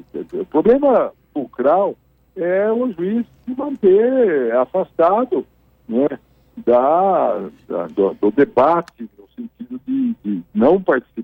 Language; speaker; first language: Portuguese; native; Portuguese